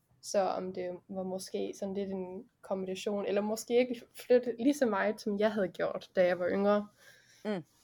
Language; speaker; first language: Danish; early bilingual, heritage; Danish